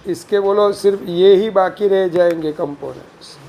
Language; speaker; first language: Hindi; non-native, local second language; Gujarati